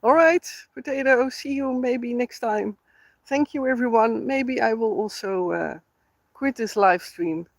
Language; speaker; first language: English; non-native, fluent; Dutch